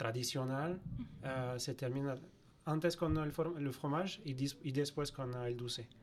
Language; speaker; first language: Spanish; non-native, learner; French